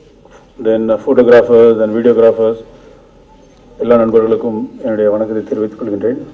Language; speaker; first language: Tamil; native; Tamil